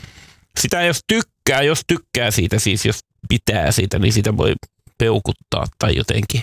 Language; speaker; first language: Finnish; native; Finnish